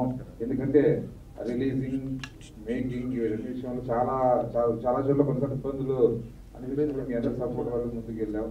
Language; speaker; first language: Telugu; native; Telugu